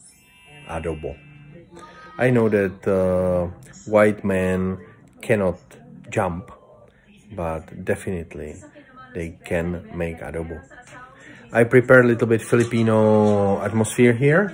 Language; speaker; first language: English; non-native, fluent; Czech